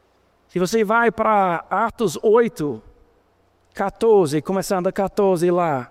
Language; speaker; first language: Portuguese; non-native, fluent; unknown